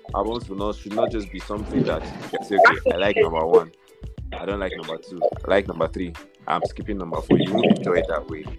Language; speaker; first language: English; non-native, local second language; Yoruba